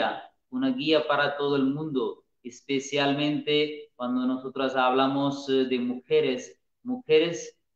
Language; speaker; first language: Spanish; non-native, learner; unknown